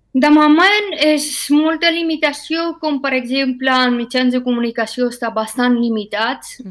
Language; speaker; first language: Catalan; non-native, fluent; Persian